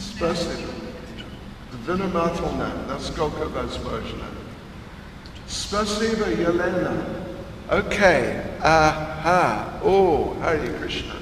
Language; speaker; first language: Russian; non-native, learner; English